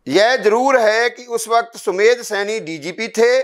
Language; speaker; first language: Hindi; non-native, local second language; Punjabi